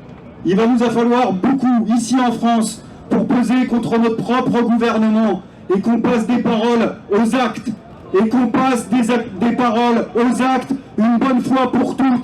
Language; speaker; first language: French; native; French